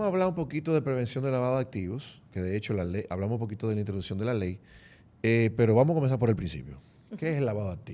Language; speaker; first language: Spanish; native; Spanish